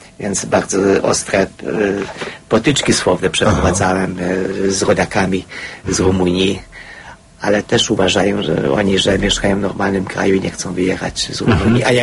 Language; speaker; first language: Polish; non-native, fluent; Hungarian